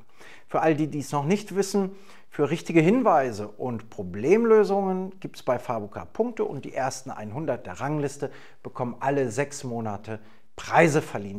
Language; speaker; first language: German; native; German